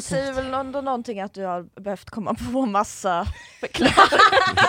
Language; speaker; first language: Swedish; native; Swedish